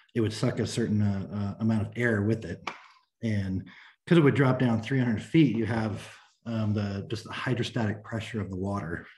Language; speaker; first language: English; native; English